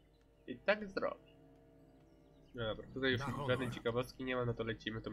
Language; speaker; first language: Polish; native; Polish